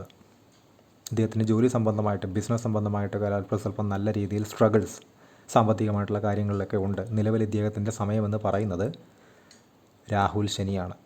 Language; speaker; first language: Malayalam; native; Malayalam